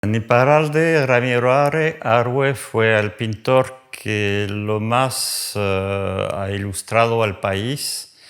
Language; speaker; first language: Spanish; non-native, fluent; French